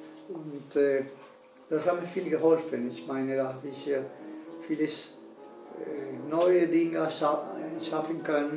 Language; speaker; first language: German; non-native, fluent; Spanish